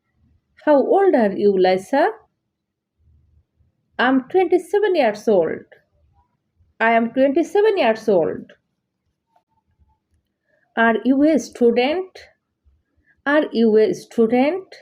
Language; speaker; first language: English; non-native, learner; Bangla